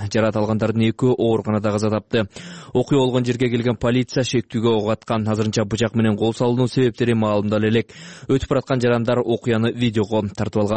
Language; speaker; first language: Kyrgyz; native; Kyrgyz